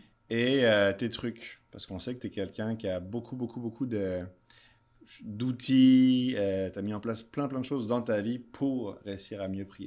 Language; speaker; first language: French; native; French